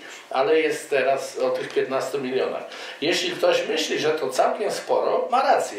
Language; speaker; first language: Polish; native; Polish